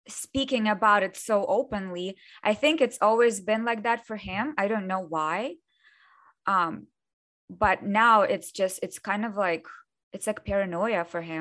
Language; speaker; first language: English; non-native, fluent; Russian